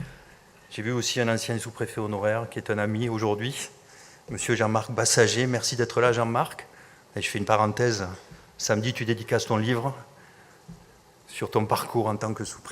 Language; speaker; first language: French; native; French